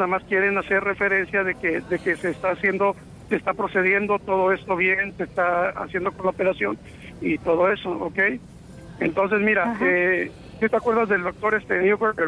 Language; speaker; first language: Spanish; native; Spanish